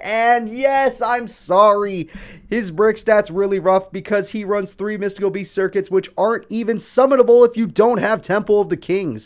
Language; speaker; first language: English; native; English